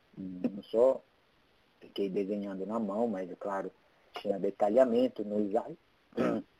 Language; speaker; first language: Portuguese; non-native, fluent; Italian